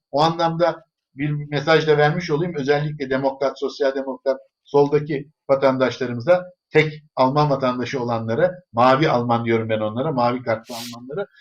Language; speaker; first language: Turkish; early bilingual, other home language; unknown